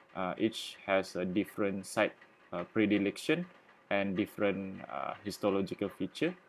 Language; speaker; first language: English; non-native, local second language; Malay